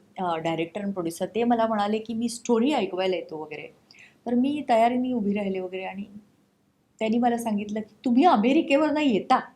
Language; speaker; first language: Marathi; non-native, local second language; Konkani